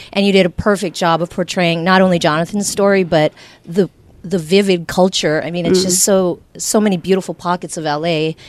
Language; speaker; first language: English; native; English